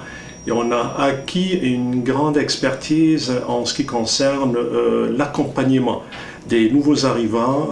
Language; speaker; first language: French; native; French